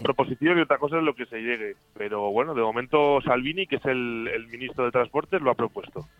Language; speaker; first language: Spanish; native; Spanish